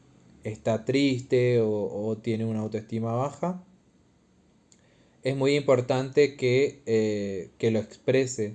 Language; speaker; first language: Spanish; native; Spanish